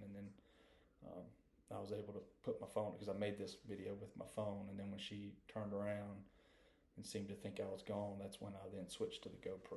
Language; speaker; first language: English; native; English